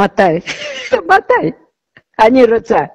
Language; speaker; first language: Hebrew; non-native, learner; Russian